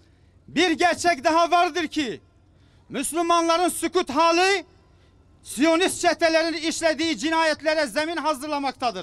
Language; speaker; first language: Turkish; native; Turkish